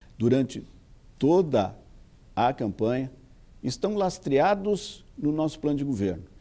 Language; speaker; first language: Portuguese; native; Portuguese